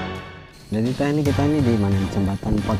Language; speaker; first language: Indonesian; native; Indonesian